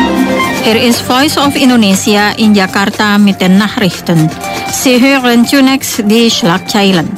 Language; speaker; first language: German; non-native, fluent; Indonesian